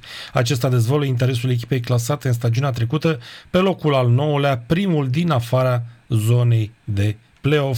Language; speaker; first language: Romanian; native; Romanian